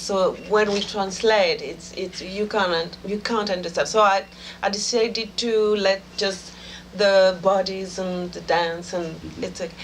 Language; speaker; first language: English; non-native, fluent; French